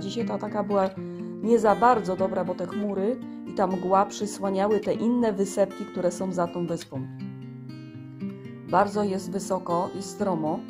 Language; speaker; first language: Polish; native; Polish